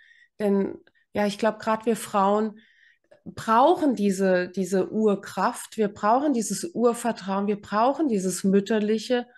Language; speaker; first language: German; native; German